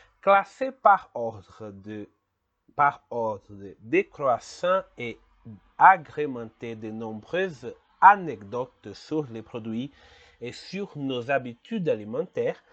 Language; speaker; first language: French; non-native, learner; Portuguese